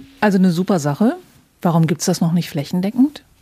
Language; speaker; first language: German; native; German